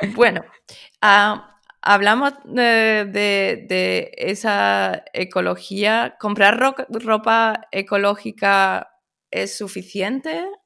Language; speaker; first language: Spanish; early bilingual, other home language; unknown